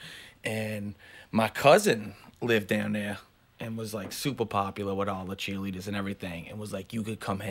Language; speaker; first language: English; native; English